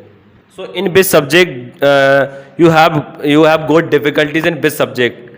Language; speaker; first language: English; non-native, fluent; Hindi